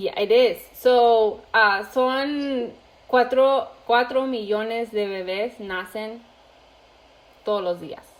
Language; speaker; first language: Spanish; early bilingual, heritage; Spanish